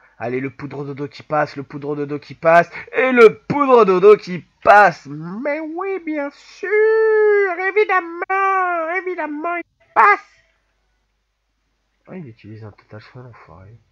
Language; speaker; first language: French; native; French